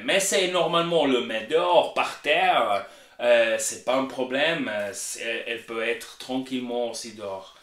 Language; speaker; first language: French; non-native, learner; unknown